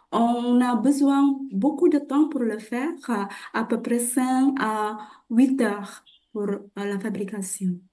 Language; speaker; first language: French; non-native, fluent; Indonesian